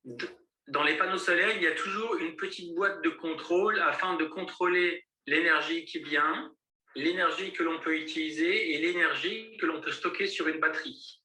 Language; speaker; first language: French; native; French